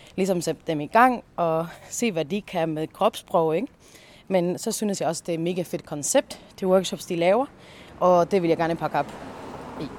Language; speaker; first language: Danish; early bilingual, heritage; Spanish